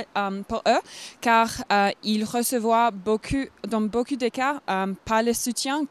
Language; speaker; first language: French; non-native, fluent; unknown